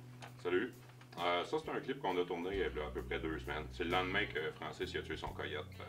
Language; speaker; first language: French; native; French